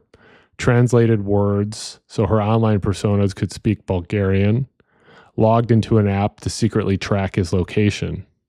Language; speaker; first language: English; native; English